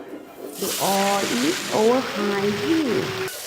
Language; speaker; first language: English; non-native, learner; Thai